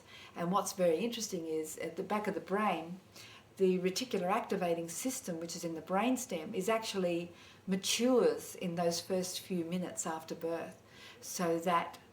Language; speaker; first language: English; native; English